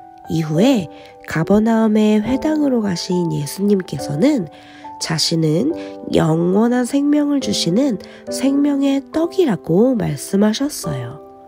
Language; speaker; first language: Korean; native; Korean